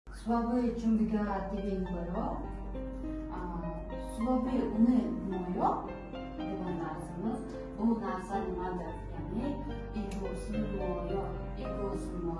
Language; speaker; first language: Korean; non-native, learner; Uzbek